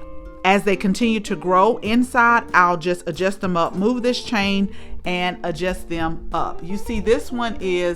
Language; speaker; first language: English; native; English